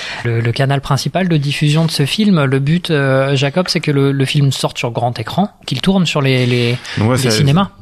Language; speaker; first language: French; native; French